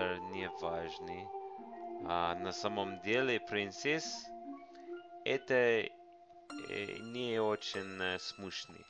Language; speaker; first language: Russian; non-native, learner; English